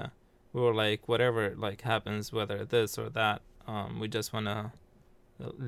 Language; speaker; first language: English; early bilingual, other home language; Arabic